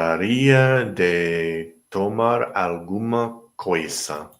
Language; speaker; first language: Portuguese; non-native, learner; English